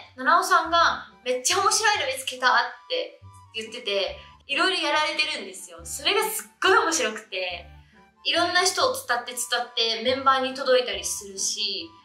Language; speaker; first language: Japanese; early bilingual, other home language; Vietnamese